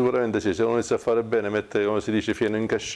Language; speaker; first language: Italian; native; Italian